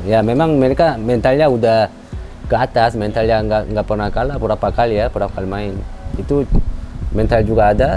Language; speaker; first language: Indonesian; non-native, fluent; Korean